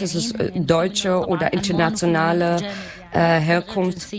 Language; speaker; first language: German; non-native, learner; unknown